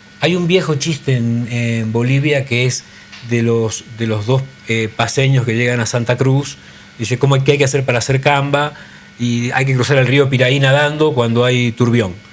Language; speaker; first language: Spanish; native; Spanish